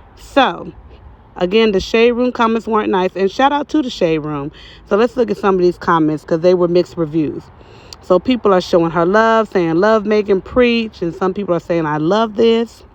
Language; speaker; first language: English; native; English